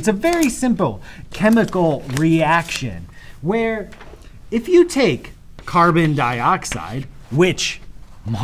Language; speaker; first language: English; native; English